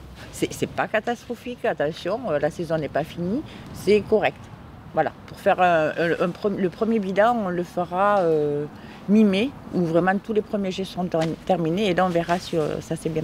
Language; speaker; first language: French; native; French